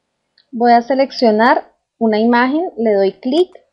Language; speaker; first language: Spanish; native; Spanish